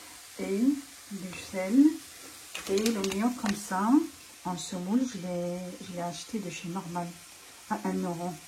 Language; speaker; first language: French; non-native, local second language; Arabic